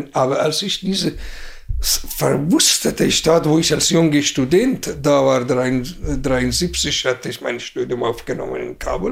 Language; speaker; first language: German; non-native, fluent; Persian